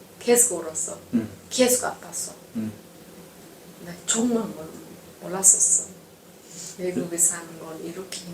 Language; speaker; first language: Korean; non-native, learner; Uzbek